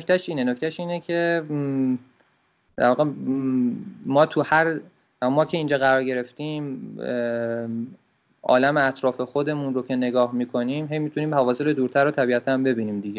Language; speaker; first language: Persian; native; Persian